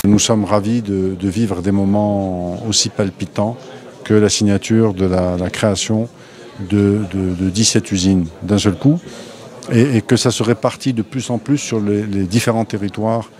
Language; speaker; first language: French; non-native, local second language; Arabic